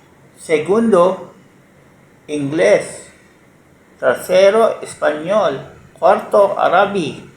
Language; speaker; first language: Spanish; non-native, learner; Filipino